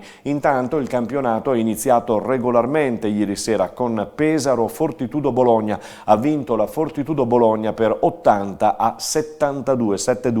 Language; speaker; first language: Italian; native; Italian